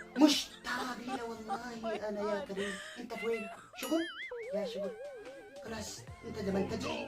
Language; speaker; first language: Arabic; non-native, learner; Oromo